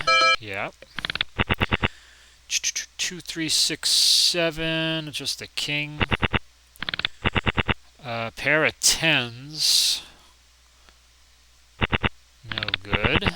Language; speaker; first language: English; native; English